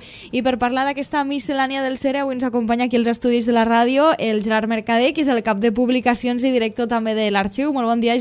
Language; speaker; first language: Catalan; native; Catalan